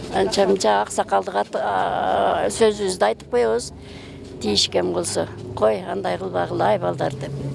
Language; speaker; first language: Kyrgyz; native; Kyrgyz